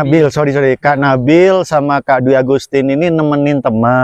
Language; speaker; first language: Indonesian; native; Indonesian